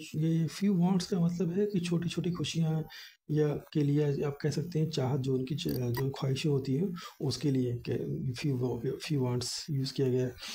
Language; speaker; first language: Hindi; native; Hindi